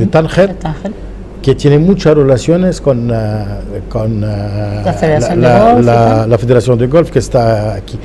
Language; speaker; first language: Spanish; non-native, fluent; Arabic